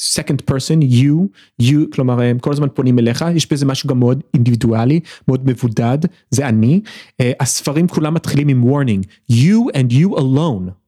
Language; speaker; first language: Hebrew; early bilingual, other home language; English